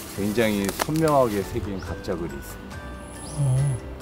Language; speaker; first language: Korean; native; Korean